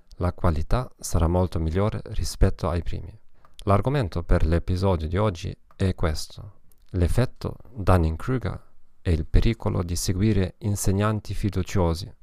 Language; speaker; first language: Italian; non-native, learner; German